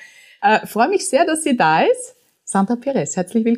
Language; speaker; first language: German; native; German